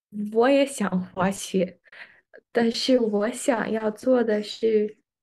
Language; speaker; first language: Chinese; early bilingual, heritage; English